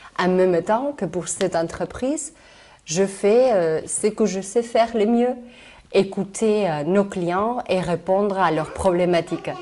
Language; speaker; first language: French; non-native, fluent; Spanish